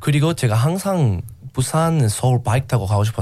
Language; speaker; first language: Korean; non-native, learner; English